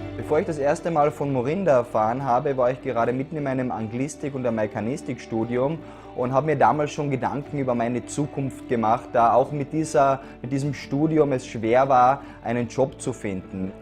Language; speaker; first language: German; native; German